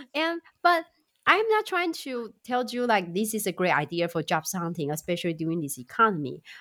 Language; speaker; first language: English; non-native, fluent; Chinese